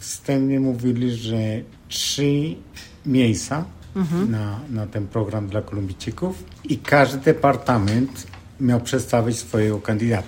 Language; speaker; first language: Polish; non-native, fluent; Spanish